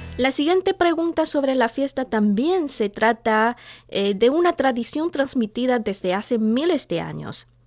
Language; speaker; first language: Spanish; non-native, fluent; Chinese